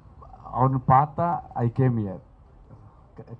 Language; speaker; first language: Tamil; non-native, learner; Telugu